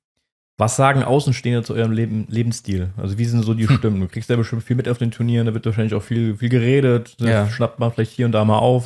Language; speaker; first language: German; native; German